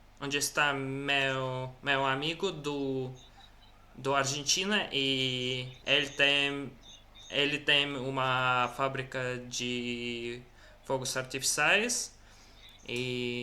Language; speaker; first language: Portuguese; non-native, learner; Russian